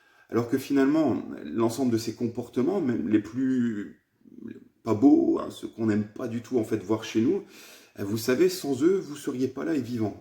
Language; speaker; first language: French; native; French